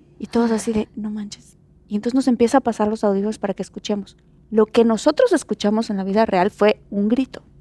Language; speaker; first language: Spanish; native; Spanish